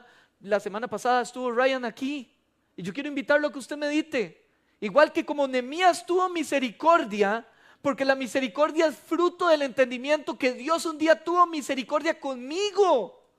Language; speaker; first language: Spanish; native; Spanish